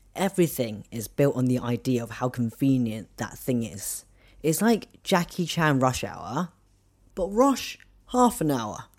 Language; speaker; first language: English; non-native, local second language; Cantonese